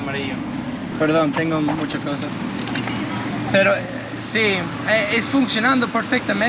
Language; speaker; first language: Spanish; non-native, learner; English